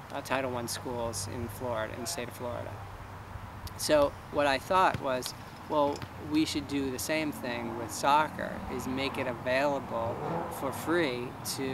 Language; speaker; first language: English; native; English